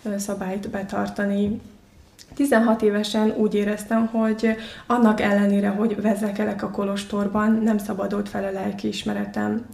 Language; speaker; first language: Hungarian; non-native, fluent; Mongolian